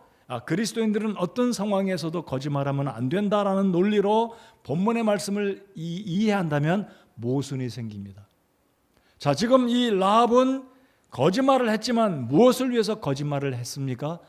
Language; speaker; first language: Korean; native; Korean